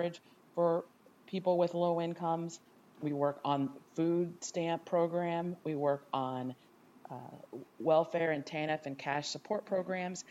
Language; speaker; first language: English; native; English